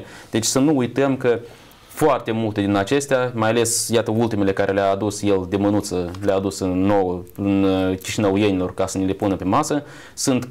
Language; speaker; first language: Romanian; native; Romanian